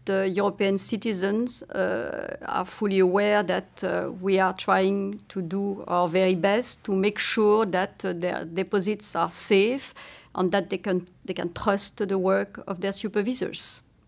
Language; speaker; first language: English; non-native, fluent; French